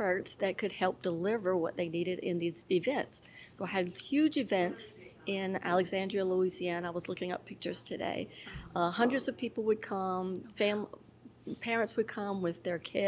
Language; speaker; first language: English; native; English